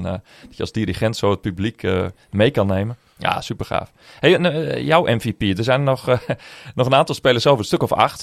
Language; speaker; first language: Dutch; native; Dutch